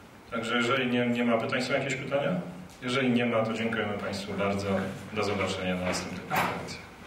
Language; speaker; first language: Polish; native; Polish